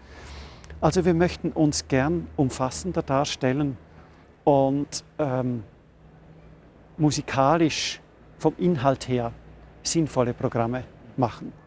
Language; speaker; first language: German; native; German